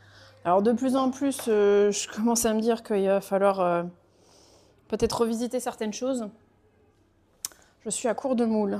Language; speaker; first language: French; native; French